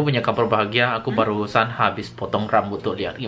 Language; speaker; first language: Indonesian; native; Indonesian